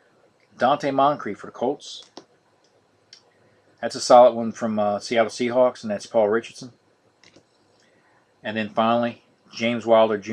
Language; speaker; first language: English; native; English